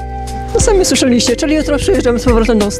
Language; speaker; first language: Polish; native; Polish